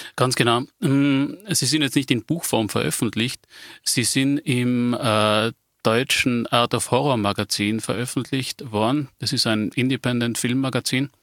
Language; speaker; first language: German; native; German